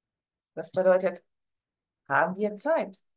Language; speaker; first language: German; non-native, fluent; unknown